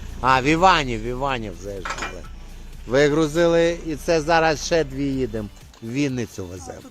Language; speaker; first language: Ukrainian; native; Ukrainian